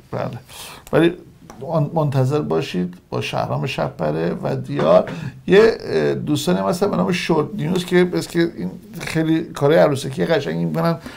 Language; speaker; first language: Persian; native; Persian